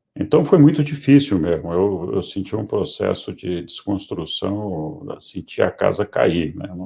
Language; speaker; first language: Portuguese; early bilingual, other home language; Spanish